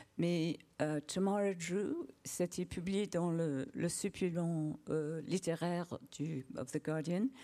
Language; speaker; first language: French; non-native, learner; English